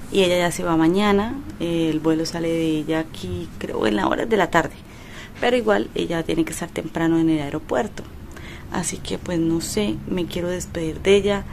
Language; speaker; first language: Spanish; native; Spanish